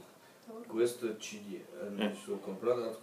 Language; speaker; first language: Italian; non-native, learner; Russian